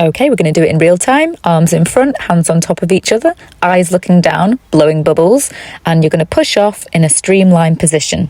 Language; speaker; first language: English; native; English